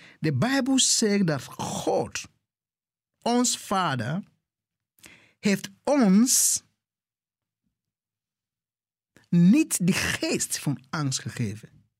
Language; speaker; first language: Dutch; non-native, fluent; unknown